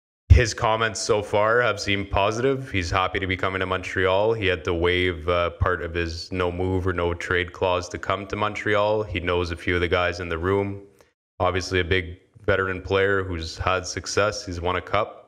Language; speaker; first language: English; native; English